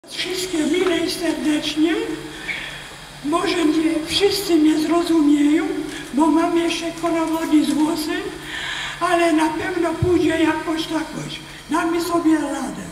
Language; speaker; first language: Polish; early bilingual, heritage; Polish